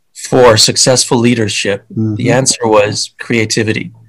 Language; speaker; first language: English; early bilingual, other home language; Hungarian